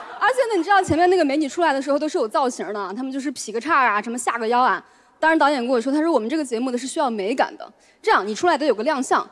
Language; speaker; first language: Chinese; native; Chinese